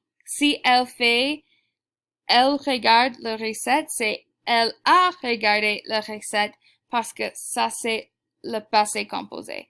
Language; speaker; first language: French; non-native, fluent; English